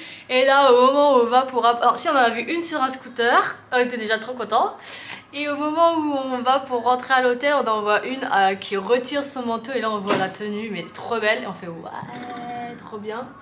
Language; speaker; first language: French; native; French